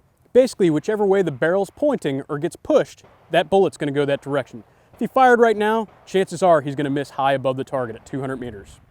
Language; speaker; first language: English; native; English